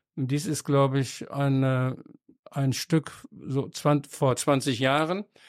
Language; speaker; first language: German; native; German